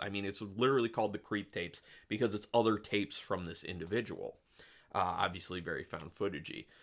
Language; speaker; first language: English; native; English